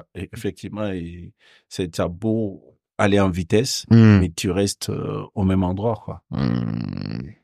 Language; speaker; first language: French; non-native, local second language; Bambara